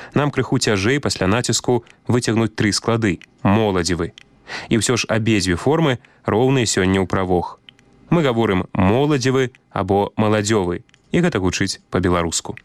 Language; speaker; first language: Belarusian; native; Belarusian